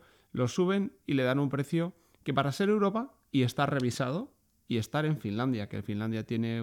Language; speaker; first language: Spanish; native; Spanish